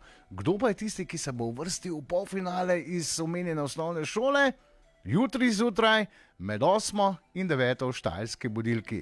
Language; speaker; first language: Slovenian; native; Slovenian